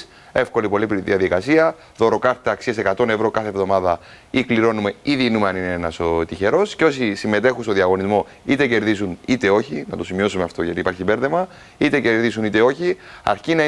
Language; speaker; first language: Greek; native; Greek